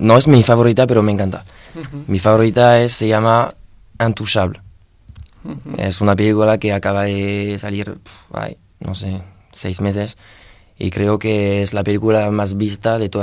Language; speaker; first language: Spanish; non-native, learner; French